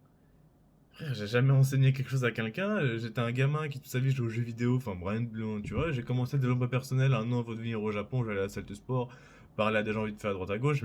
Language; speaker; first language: French; native; French